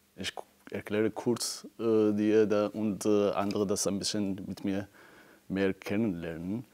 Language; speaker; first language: German; non-native, fluent; Persian